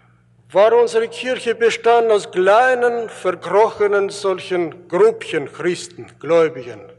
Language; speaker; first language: German; early bilingual, heritage; German